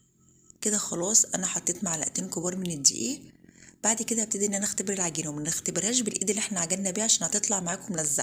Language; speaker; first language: Arabic; native; Arabic